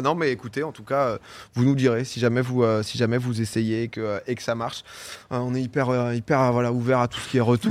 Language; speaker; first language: French; native; French